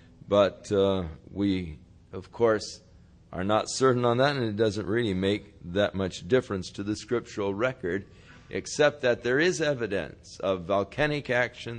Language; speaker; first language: English; native; English